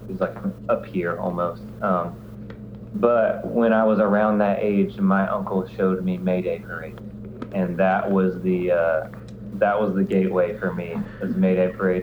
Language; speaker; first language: English; native; English